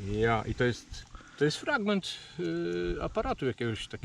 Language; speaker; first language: Polish; native; Polish